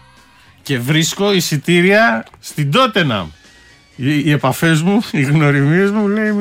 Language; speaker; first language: Greek; native; Greek